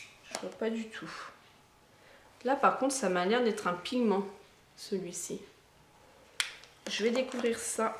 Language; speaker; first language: French; native; French